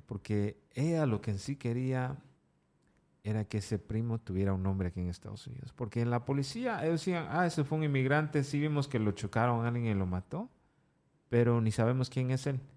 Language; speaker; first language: Spanish; native; Spanish